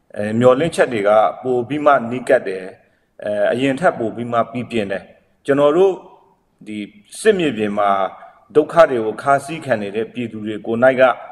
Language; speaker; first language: Burmese; native; Burmese